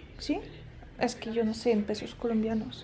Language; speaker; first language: Spanish; non-native, fluent; Russian